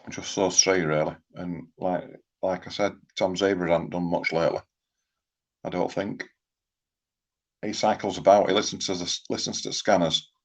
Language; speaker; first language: English; native; English